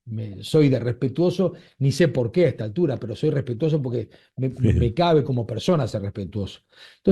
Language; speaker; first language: Spanish; native; Spanish